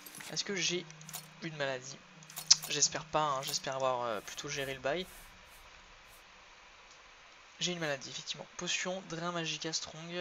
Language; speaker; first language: French; native; French